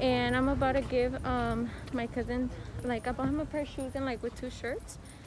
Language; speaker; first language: English; early bilingual, other home language; Spanish